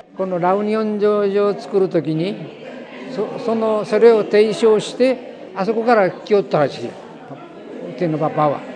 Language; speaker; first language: Japanese; early bilingual, heritage; Japanese